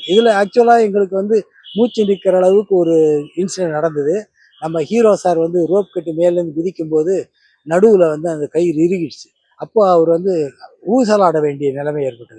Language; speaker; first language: Tamil; native; Tamil